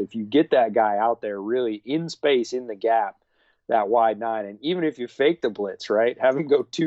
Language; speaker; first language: English; native; English